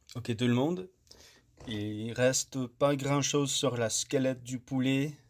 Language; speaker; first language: French; non-native, fluent; English